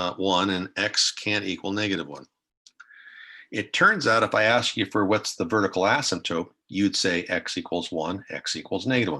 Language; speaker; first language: English; native; English